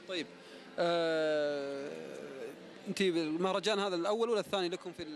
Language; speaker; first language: Arabic; native; Arabic